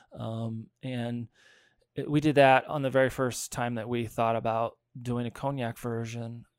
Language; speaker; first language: English; native; English